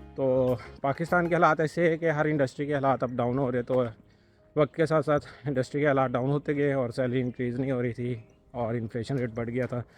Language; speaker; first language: Urdu; non-native, local second language; Punjabi